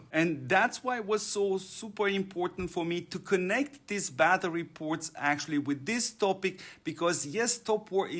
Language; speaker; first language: English; non-native, fluent; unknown